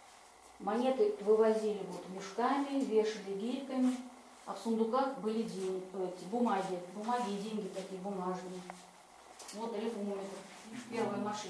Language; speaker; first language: Russian; native; Russian